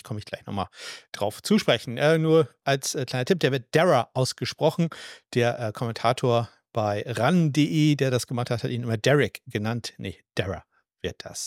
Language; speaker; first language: German; native; German